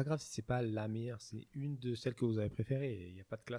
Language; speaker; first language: French; native; French